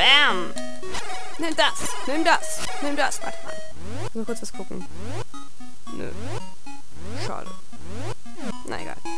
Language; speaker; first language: German; native; German